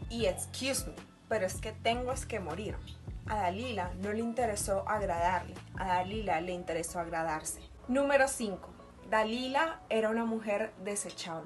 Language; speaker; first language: Spanish; native; Spanish